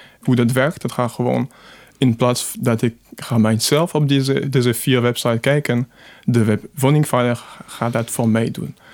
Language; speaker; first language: Dutch; non-native, fluent; French